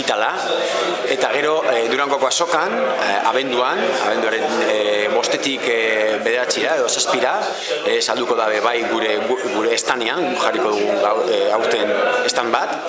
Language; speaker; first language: Basque; native; Basque